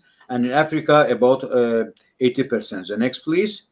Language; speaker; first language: English; non-native, learner; Russian